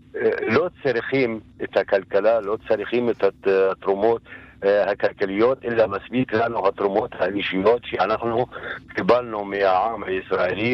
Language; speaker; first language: Hebrew; non-native, local second language; Arabic